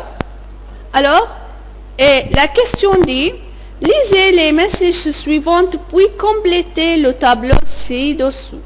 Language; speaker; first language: French; non-native, fluent; Arabic